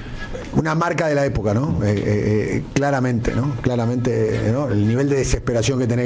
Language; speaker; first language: Spanish; native; Spanish